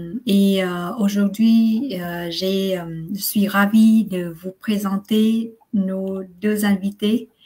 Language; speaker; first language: French; non-native, fluent; Vietnamese